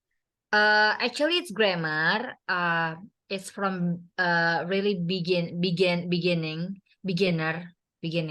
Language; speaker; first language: English; non-native, learner; Indonesian